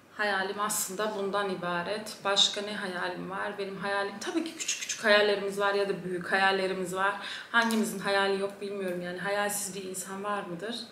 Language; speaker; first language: Turkish; early bilingual, heritage; Turkish